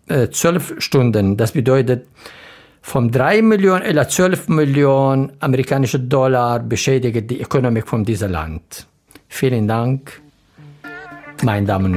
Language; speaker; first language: German; non-native, learner; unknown